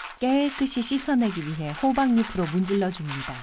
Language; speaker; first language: Korean; native; Korean